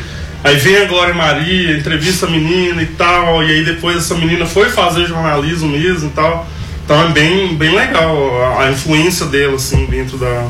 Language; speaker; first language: Portuguese; native; Portuguese